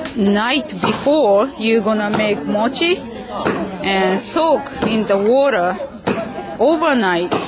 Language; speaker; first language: English; non-native, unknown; Japanese